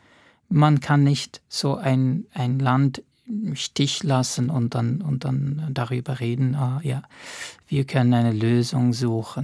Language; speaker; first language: German; non-native, fluent; Arabic